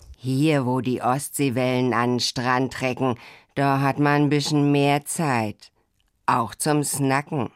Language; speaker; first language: German; native; German